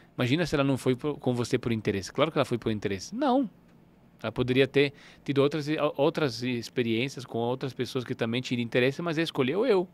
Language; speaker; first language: Portuguese; non-native, fluent; Italian